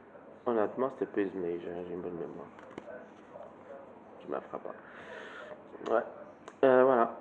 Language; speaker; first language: French; native; French